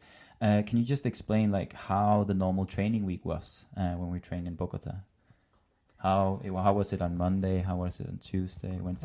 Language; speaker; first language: English; non-native, fluent; Danish